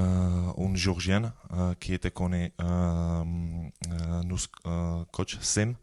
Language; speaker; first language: French; non-native, learner; Georgian